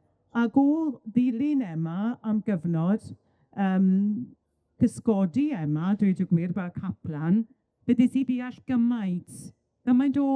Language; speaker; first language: Welsh; native; Welsh